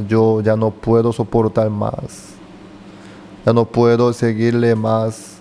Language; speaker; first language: Spanish; non-native, fluent; Korean